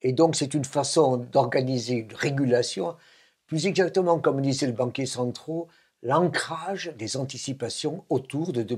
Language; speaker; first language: French; native; French